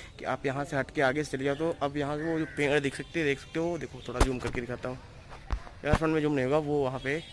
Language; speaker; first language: Hindi; native; Hindi